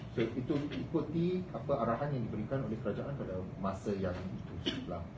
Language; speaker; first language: Malay; non-native, local second language; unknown